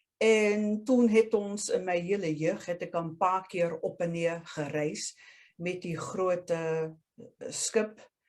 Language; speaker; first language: Afrikaans; early bilingual, other home language; Dutch